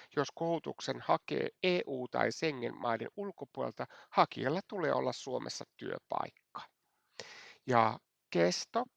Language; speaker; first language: Finnish; non-native, fluent; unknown